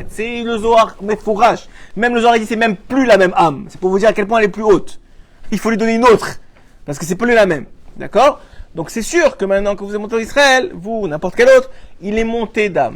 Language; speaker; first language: French; native; French